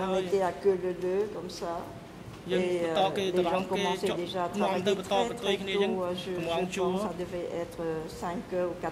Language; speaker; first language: French; non-native, local second language; Khmer